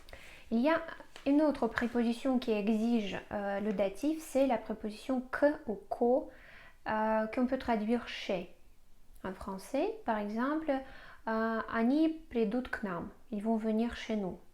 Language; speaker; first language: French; non-native, fluent; Russian